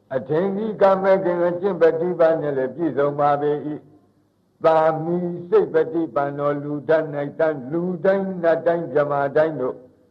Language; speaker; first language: Burmese; native; Burmese